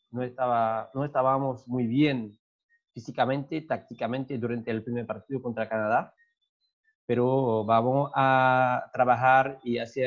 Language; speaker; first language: Spanish; non-native, learner; French